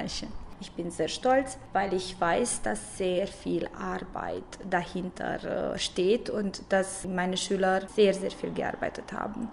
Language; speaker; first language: German; non-native, fluent; Romanian